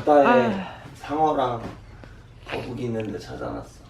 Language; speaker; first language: Korean; early bilingual, heritage; Korean